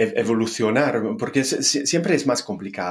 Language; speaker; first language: Spanish; non-native, fluent; English